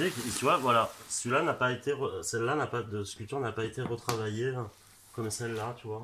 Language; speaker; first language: French; native; French